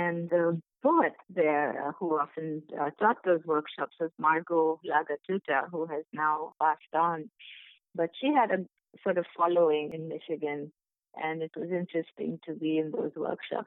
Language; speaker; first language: English; non-native, local second language; Bangla